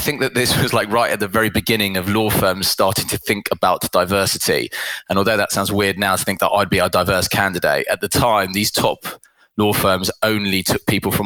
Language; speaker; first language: English; native; English